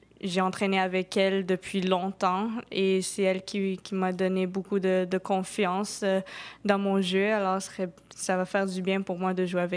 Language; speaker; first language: French; non-native, local second language; English